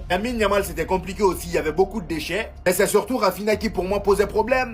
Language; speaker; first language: French; native; French